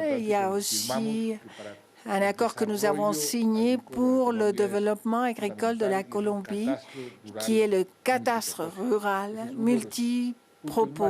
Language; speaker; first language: French; non-native, fluent; Spanish